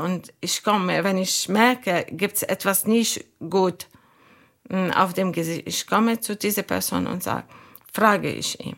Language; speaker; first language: German; non-native, learner; Arabic